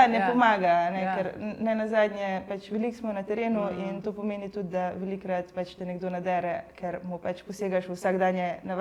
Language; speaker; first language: Slovenian; native; Slovenian